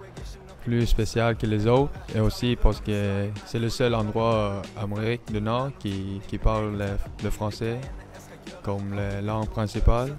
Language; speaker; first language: French; non-native, learner; Norwegian